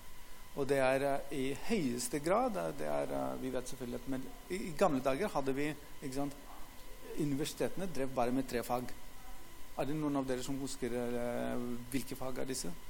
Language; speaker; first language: Norwegian; non-native, fluent; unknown